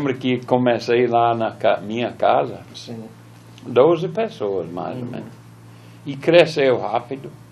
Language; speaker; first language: Portuguese; non-native, fluent; English